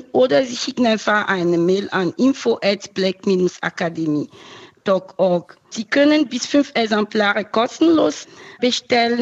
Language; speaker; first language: German; non-native, fluent; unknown